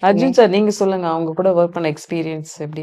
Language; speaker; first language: Tamil; native; Tamil